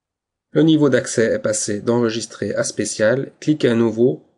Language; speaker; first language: French; native; French